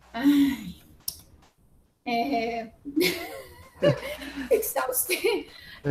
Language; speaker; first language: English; non-native, learner; Spanish